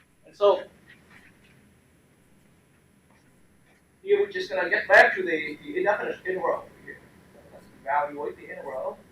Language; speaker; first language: English; non-native, fluent; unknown